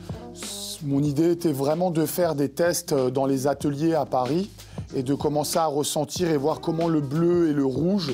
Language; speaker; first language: French; native; French